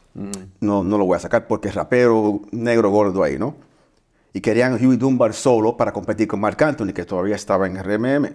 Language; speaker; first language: Spanish; early bilingual, heritage; Spanish